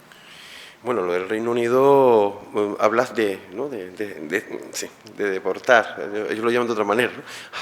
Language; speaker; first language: Spanish; native; Spanish